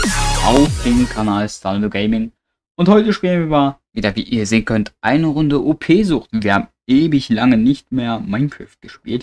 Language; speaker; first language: German; native; German